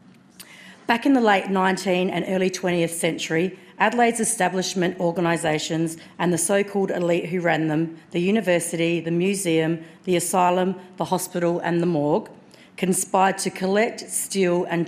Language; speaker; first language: English; native; English